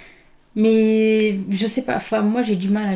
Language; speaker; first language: French; early bilingual, other home language; Kurdish